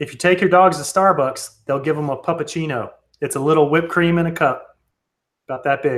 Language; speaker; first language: English; native; English